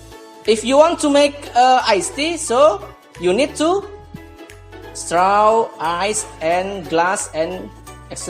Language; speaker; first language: English; non-native, learner; Indonesian